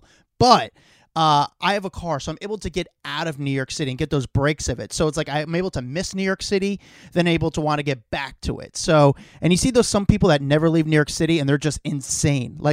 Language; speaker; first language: English; native; English